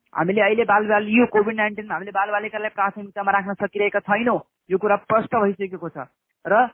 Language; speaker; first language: Nepali; non-native, local second language; Awadhi